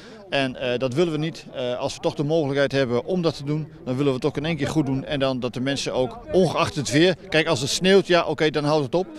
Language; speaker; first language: Dutch; native; Dutch